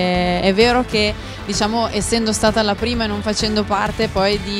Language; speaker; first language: Italian; native; Italian